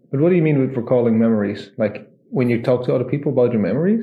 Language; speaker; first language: English; non-native, fluent; Dutch